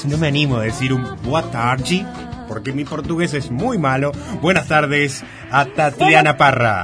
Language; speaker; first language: Spanish; native; Spanish